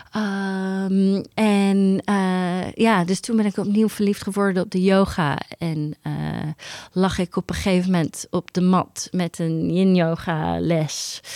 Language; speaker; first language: Dutch; early bilingual, heritage; Dutch